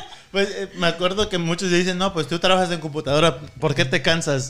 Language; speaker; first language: Spanish; early bilingual, heritage; Spanish